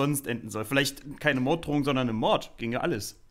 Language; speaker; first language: German; native; German